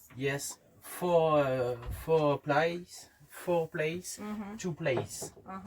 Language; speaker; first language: English; non-native, learner; French